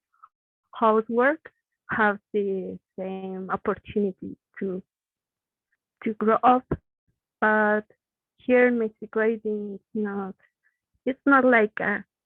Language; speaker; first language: English; non-native, learner; Spanish